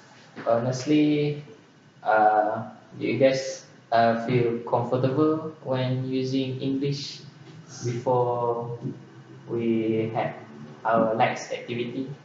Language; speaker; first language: English; non-native, local second language; Malay